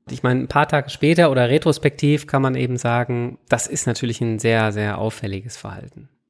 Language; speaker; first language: German; native; German